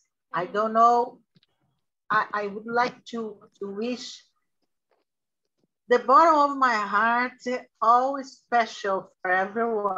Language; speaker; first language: English; non-native, learner; Portuguese